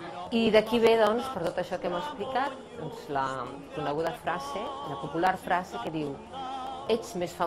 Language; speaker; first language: Catalan; native; Catalan